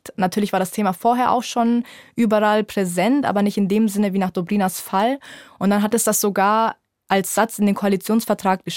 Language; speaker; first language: German; native; German